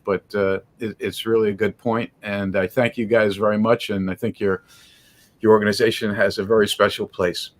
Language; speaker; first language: English; native; English